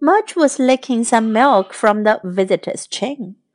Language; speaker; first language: English; non-native, fluent; Chinese